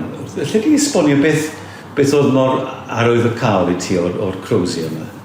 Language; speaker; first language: Welsh; native; Welsh